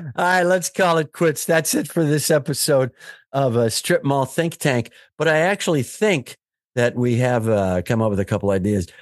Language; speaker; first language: English; native; English